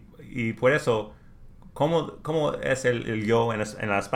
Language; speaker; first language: Spanish; non-native, learner; English